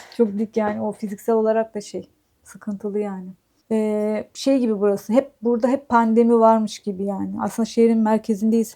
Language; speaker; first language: Turkish; native; Turkish